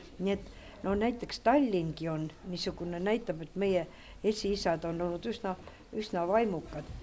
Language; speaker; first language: Estonian; native; Estonian